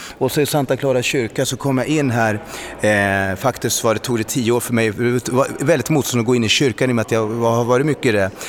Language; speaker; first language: Swedish; early bilingual, other home language; Spanish